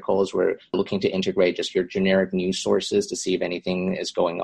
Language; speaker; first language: English; native; English